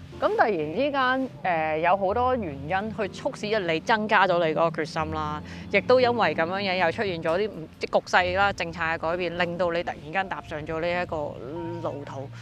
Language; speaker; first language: Cantonese; native; Cantonese